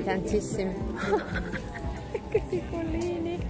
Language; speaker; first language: Italian; non-native, learner; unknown